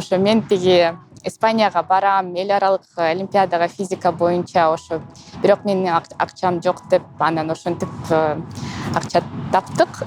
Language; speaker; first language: Kyrgyz; non-native, local second language; Russian